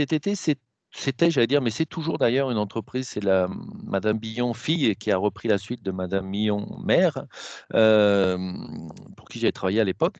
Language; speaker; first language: French; native; French